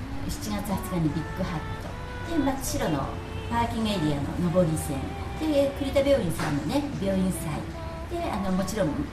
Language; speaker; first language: Japanese; native; Japanese